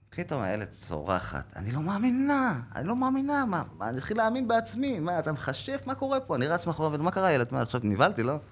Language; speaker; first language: Hebrew; native; Hebrew